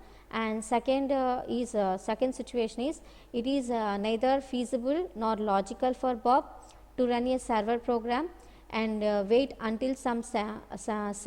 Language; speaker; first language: English; non-native, local second language; Telugu